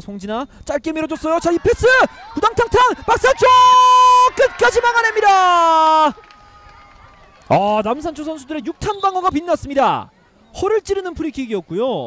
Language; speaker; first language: Korean; native; Korean